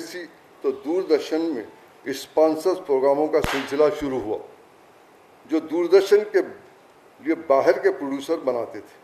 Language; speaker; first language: Urdu; native; Urdu